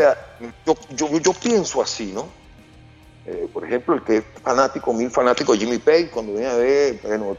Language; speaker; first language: Spanish; native; Spanish